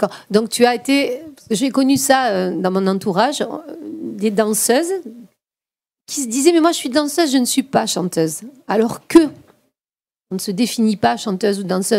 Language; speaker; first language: French; native; French